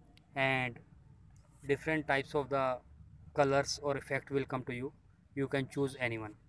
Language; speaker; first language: English; non-native, local second language; Hindi